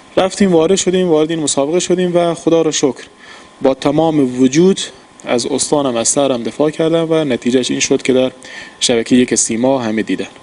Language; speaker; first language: Persian; non-native, local second language; Baluchi